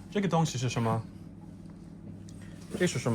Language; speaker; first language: Chinese; non-native, learner; English